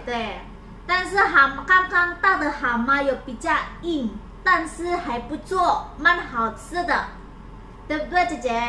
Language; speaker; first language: Chinese; non-native, fluent; Indonesian